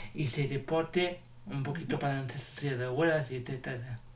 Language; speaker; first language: Spanish; non-native, learner; German